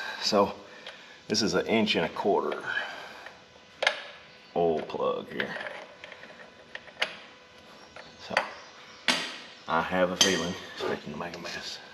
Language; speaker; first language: English; native; English